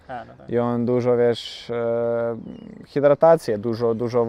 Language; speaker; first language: Polish; non-native, learner; Bosnian